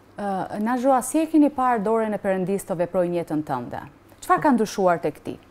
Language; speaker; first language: Albanian; native; Albanian